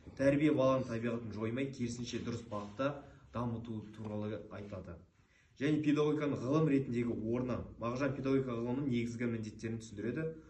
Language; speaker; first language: Kazakh; native; Kazakh